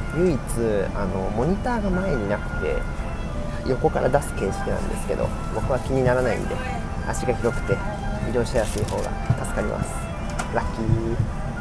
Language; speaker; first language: Japanese; native; Japanese